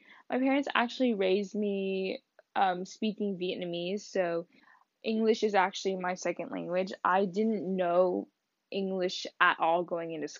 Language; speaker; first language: English; early bilingual, other home language; Vietnamese